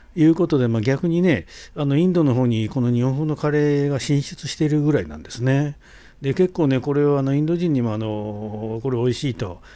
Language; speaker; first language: Japanese; native; Japanese